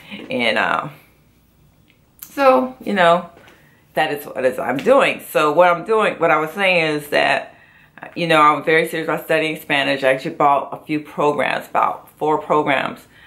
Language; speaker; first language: English; native; English